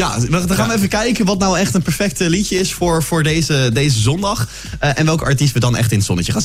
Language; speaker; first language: Dutch; native; Dutch